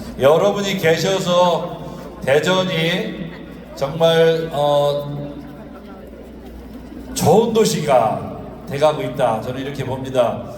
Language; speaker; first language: Korean; native; Korean